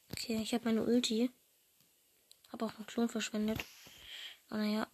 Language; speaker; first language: German; native; German